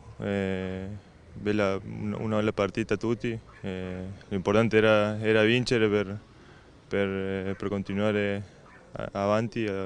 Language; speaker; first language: Italian; non-native, learner; Spanish